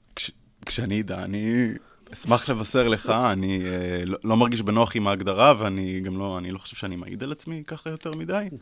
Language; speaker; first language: Hebrew; native; Hebrew